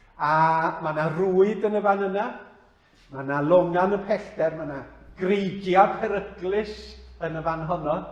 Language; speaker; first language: Welsh; native; Welsh